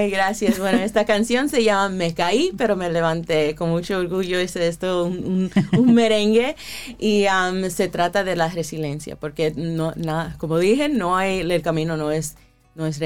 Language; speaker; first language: Spanish; early bilingual, heritage; Spanish